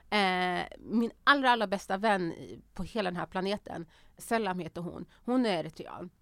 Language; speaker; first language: Swedish; early bilingual, other home language; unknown